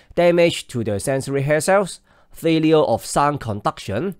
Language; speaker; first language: English; non-native, local second language; Cantonese